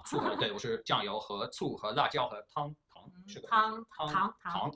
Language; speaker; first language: Chinese; early bilingual, heritage; English